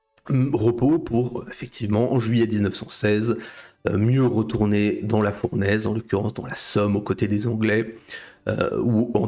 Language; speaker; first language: French; native; French